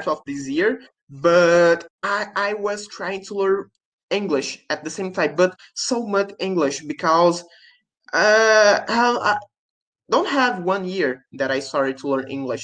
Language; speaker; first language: English; non-native, learner; Portuguese